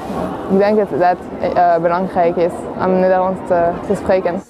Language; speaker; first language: Dutch; non-native, local second language; French